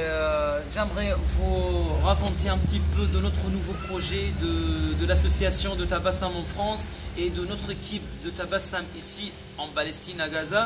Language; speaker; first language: French; non-native, fluent; Arabic